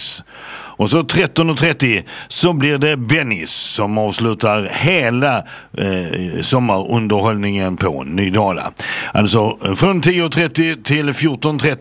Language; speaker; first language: Swedish; native; Swedish